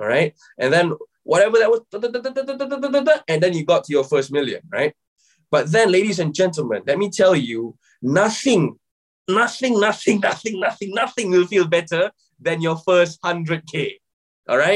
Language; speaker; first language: English; non-native, local second language; Malay